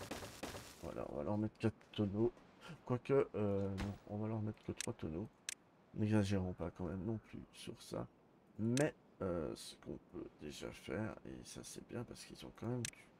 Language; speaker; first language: French; native; French